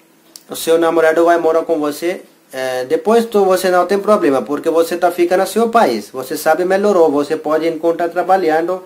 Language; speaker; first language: Portuguese; non-native, learner; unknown